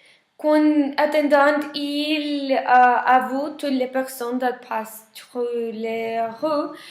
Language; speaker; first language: French; non-native, learner; Spanish